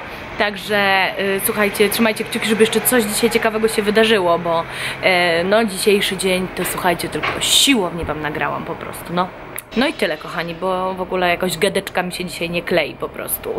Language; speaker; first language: Polish; native; Polish